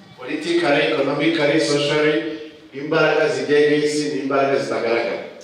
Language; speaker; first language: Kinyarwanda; early bilingual, heritage; Kinyarwanda